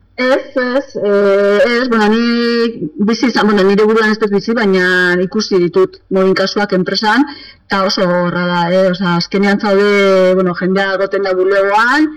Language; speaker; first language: Basque; non-native, local second language; Spanish